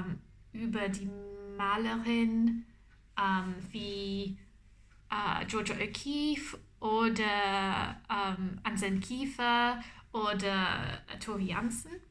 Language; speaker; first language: German; non-native, learner; English